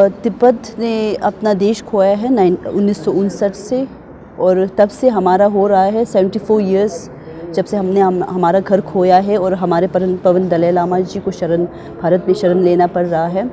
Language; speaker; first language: Hindi; non-native, local second language; Tibetan